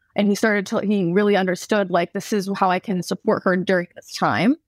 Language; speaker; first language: English; native; English